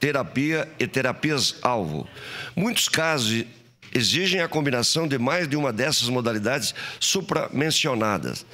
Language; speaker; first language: Portuguese; native; Portuguese